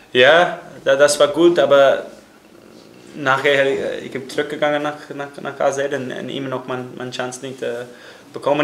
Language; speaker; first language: German; non-native, fluent; English